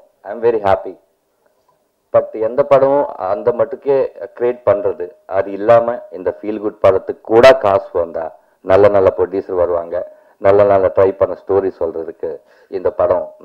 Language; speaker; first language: Tamil; non-native, learner; Telugu